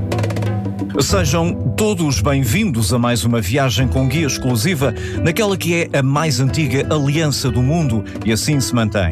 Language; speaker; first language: Portuguese; native; Portuguese